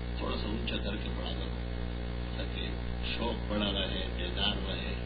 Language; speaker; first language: Urdu; non-native, local second language; Pashto